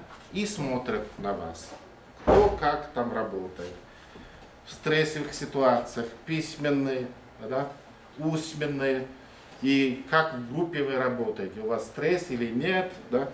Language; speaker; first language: Russian; non-native, fluent; Mongolian